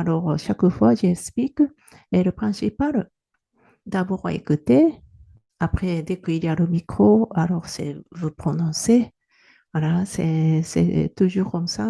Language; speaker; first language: French; non-native, fluent; Japanese